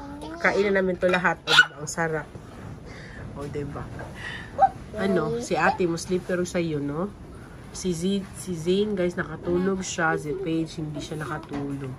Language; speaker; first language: Filipino; non-native, local second language; Hiligaynon